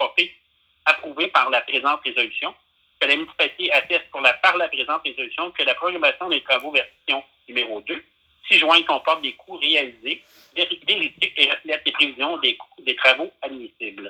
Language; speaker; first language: French; native; French